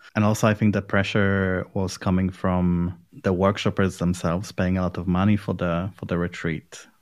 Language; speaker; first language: English; non-native, fluent; Polish